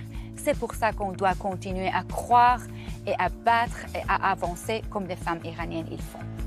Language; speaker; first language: French; non-native, fluent; Persian